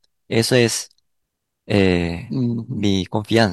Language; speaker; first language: Spanish; non-native, learner; Korean